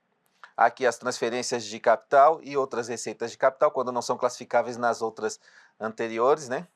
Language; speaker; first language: Portuguese; native; Portuguese